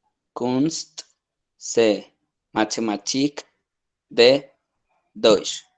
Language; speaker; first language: German; non-native, learner; Spanish